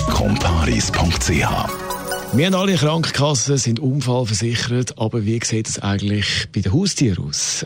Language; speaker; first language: German; native; German